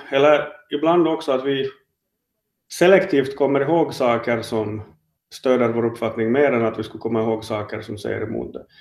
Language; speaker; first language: Swedish; native; Swedish